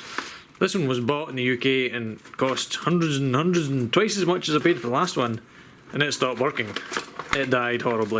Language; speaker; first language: English; native; English